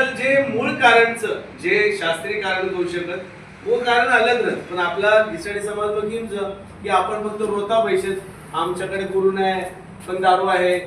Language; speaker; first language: Marathi; non-native, local second language; Rajasthani